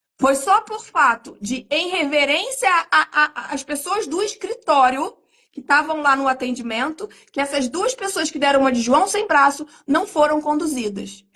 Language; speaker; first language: Portuguese; native; Portuguese